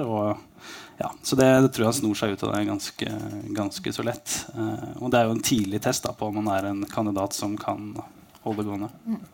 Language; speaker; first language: Norwegian; native; Norwegian